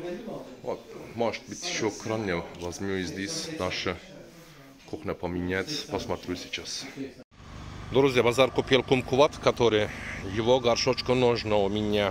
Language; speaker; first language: Russian; non-native, learner; Turkish